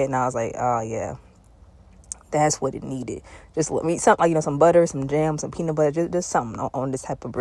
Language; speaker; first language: English; native; English